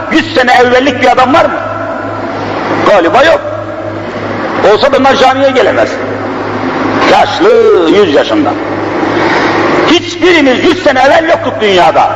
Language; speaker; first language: Turkish; native; Turkish